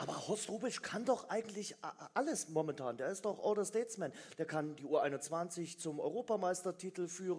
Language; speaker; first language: German; native; German